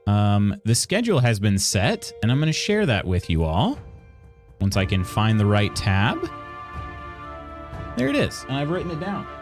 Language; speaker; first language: English; native; English